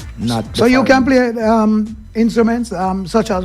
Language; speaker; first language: English; native; English